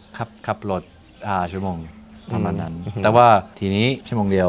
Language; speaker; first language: Thai; non-native, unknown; English